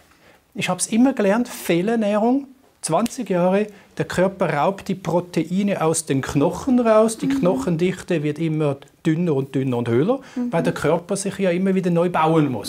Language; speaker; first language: German; native; German